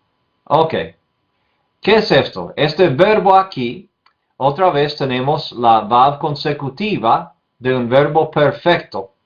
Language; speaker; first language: Spanish; non-native, fluent; English